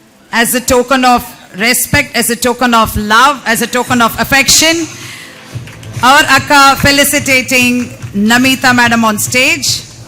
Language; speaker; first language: English; non-native, local second language; Tamil